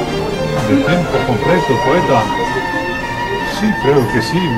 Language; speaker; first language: Spanish; non-native, learner; Romanian